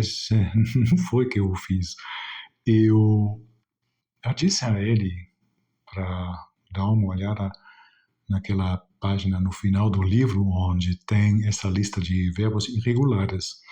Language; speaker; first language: Portuguese; non-native, fluent; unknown